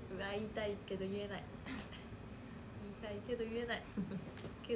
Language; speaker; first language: Japanese; native; Japanese